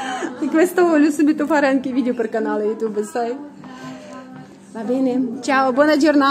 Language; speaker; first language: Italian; non-native, learner; Russian